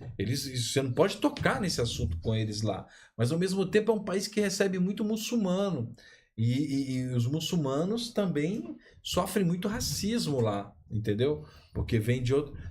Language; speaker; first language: Portuguese; native; Portuguese